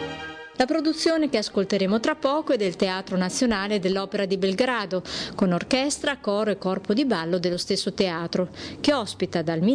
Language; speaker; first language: Italian; native; Italian